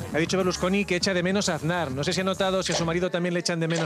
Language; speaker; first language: Spanish; native; Spanish